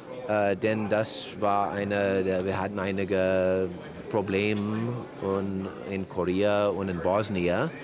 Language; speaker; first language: German; non-native, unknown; English